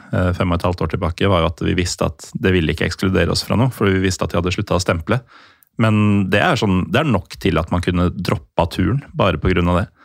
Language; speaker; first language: Norwegian; native; Norwegian